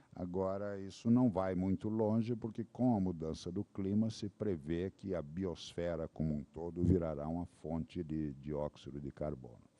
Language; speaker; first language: Portuguese; native; Portuguese